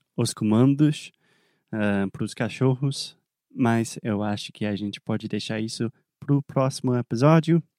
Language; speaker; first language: Portuguese; non-native, fluent; English